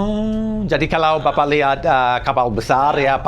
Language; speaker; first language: Indonesian; non-native, fluent; English